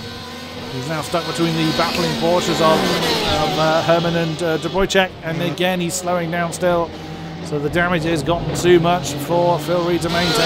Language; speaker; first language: English; native; English